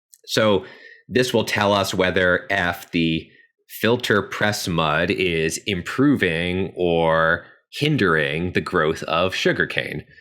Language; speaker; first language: English; native; English